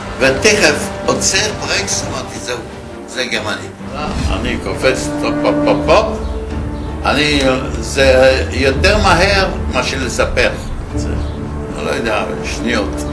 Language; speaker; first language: Hebrew; non-native, fluent; French